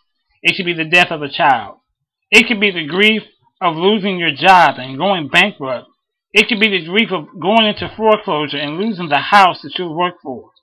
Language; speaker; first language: English; native; English